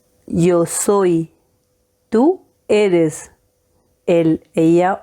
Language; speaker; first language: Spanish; non-native, fluent; Hindi